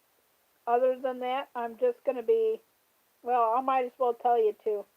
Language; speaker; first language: English; native; English